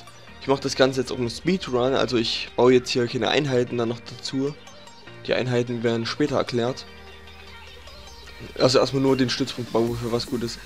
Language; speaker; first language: German; native; German